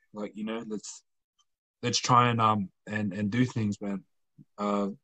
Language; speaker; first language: English; native; English